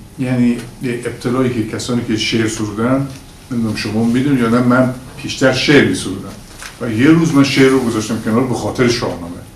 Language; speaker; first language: Persian; native; Persian